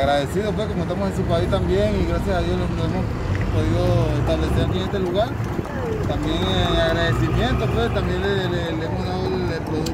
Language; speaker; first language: Spanish; native; Spanish